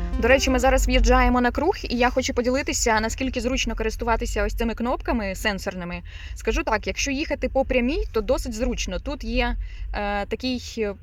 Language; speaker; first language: Ukrainian; non-native, local second language; Russian